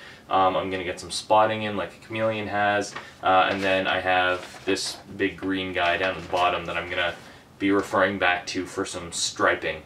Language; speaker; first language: English; native; English